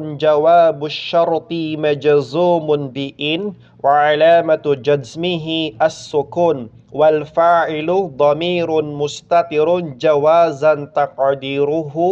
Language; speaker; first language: Arabic; non-native, fluent; Filipino